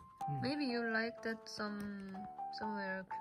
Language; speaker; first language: English; non-native, learner; Korean